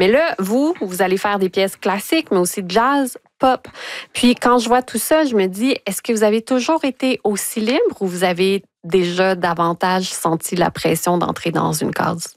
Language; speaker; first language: French; native; French